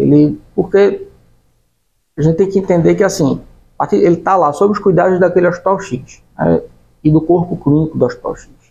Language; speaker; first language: Portuguese; native; Portuguese